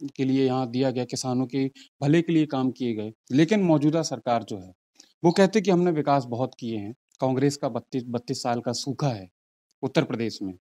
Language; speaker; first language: Hindi; native; Hindi